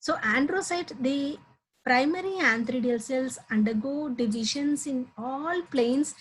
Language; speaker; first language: English; non-native, local second language; Telugu